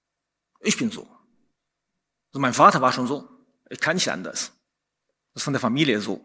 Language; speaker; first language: German; non-native, fluent; Chinese